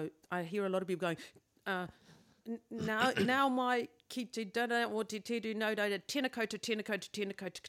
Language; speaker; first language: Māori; non-native, local second language; English